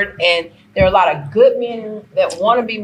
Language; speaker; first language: English; native; English